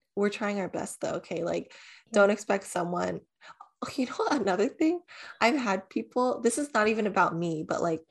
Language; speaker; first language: English; early bilingual, other home language; Vietnamese